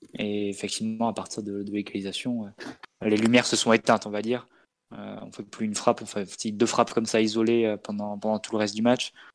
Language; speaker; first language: French; native; French